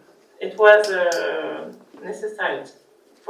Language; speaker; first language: English; non-native, learner; French